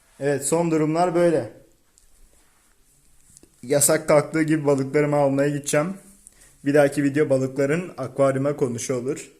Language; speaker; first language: Turkish; native; Turkish